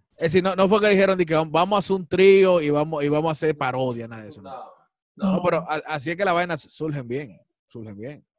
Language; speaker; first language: Spanish; native; Spanish